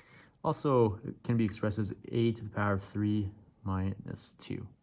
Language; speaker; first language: English; native; English